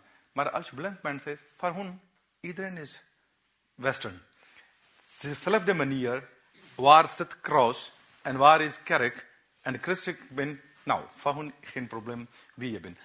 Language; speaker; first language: Dutch; non-native, learner; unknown